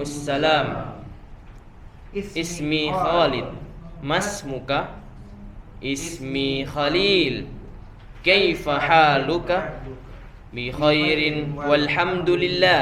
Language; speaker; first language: Arabic; non-native, fluent; Indonesian